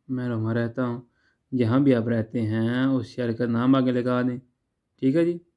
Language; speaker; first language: Urdu; non-native, local second language; Punjabi